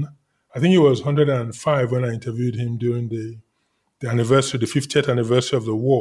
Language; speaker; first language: English; non-native, local second language; Igbo